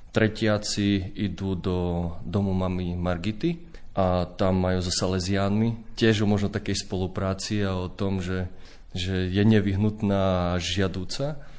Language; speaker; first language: Slovak; native; Slovak